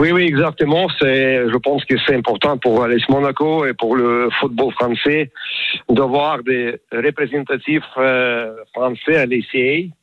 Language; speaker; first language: French; non-native, learner; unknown